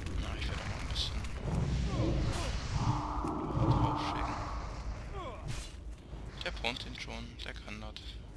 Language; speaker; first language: German; native; German